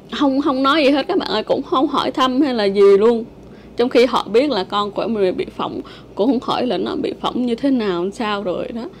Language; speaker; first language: Vietnamese; native; Vietnamese